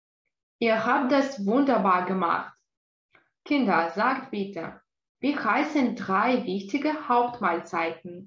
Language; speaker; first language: German; non-native, fluent; Russian